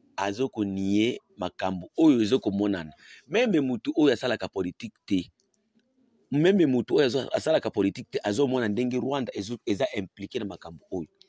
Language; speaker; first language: Lingala; non-native, local second language; Swahili